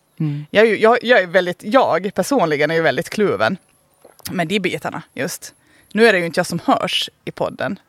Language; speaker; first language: Swedish; native; Swedish